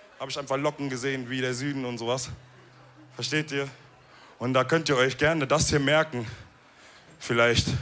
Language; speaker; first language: German; early bilingual, other home language; Wolof